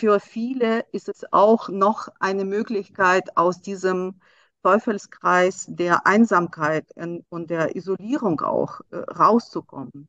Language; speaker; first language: German; non-native, fluent; Russian